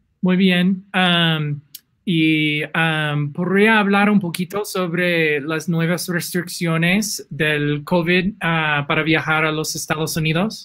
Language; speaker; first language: Spanish; non-native, fluent; English